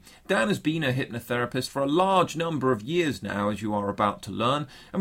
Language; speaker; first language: English; native; English